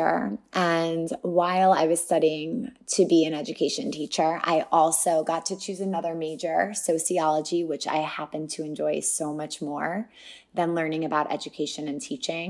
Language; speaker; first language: English; native; English